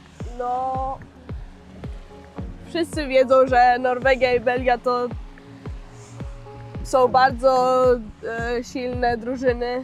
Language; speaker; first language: Polish; early bilingual, heritage; Polish